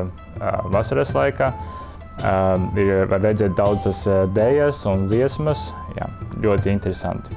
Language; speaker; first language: Latvian; early bilingual, other home language; Chinese